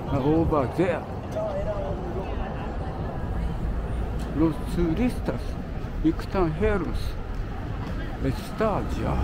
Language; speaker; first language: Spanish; non-native, learner; Japanese